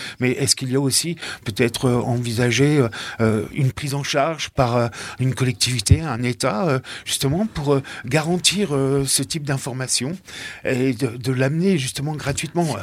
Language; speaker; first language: French; native; French